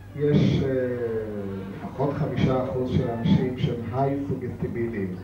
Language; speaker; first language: Hebrew; native; Hebrew